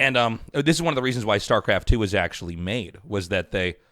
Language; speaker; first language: English; native; English